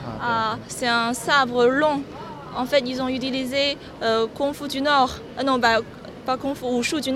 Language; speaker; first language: French; non-native, fluent; Chinese